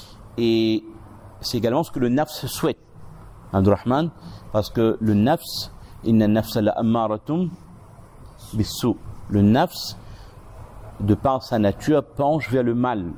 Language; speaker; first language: French; native; French